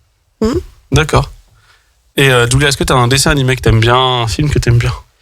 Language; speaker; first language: French; native; French